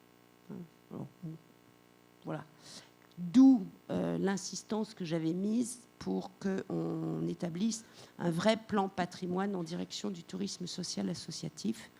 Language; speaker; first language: French; native; French